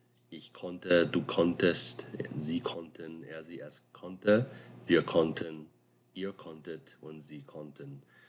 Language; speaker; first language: German; non-native, fluent; English